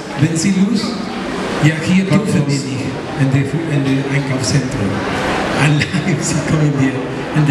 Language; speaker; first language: German; non-native, fluent; Spanish